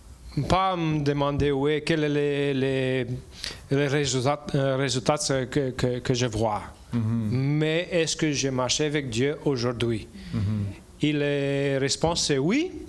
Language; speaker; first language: French; non-native, learner; English